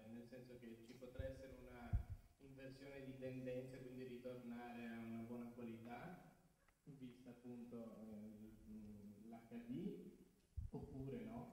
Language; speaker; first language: Italian; native; Italian